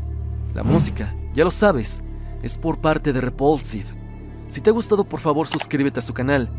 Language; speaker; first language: Spanish; native; Spanish